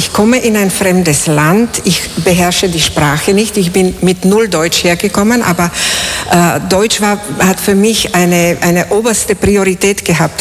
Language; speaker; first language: German; non-native, fluent; Slovak